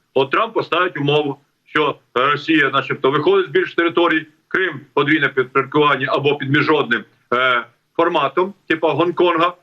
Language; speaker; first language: Ukrainian; native; Ukrainian